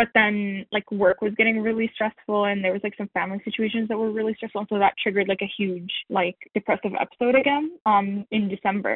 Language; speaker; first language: English; native; English